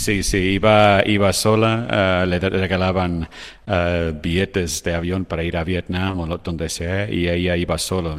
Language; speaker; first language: Spanish; non-native, fluent; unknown